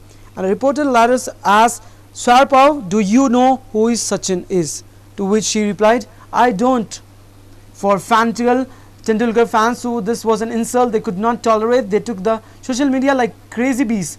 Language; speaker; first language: English; non-native, local second language; Urdu